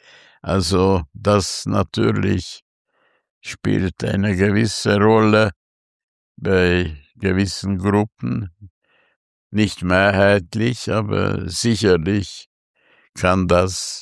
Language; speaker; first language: German; non-native, fluent; Hungarian